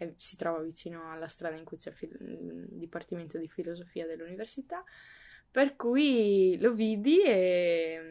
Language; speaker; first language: Italian; native; Italian